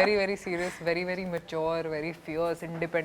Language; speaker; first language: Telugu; non-native, local second language; Hindi